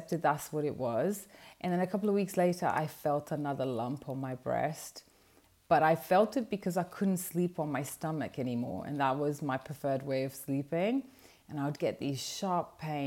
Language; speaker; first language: English; non-native, fluent; Portuguese